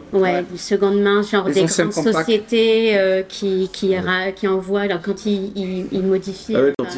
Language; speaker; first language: French; non-native, local second language; Arabic